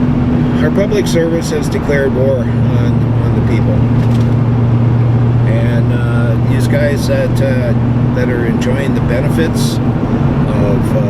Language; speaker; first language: English; native; English